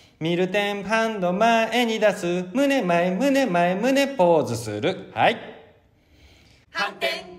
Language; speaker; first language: Japanese; native; Japanese